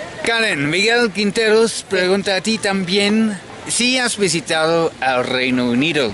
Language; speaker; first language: Spanish; non-native, fluent; English